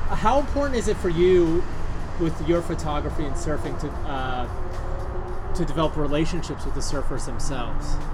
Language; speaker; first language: English; native; English